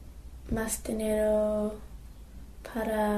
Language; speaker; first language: Spanish; non-native, learner; English